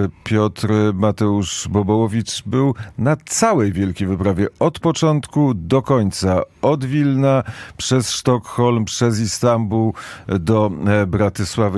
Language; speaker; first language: Polish; native; Polish